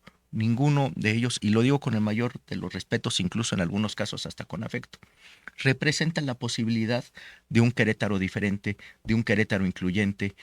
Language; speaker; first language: Spanish; native; Spanish